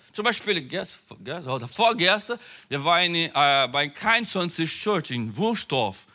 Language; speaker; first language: German; non-native, learner; Portuguese